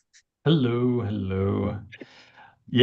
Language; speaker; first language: English; native; English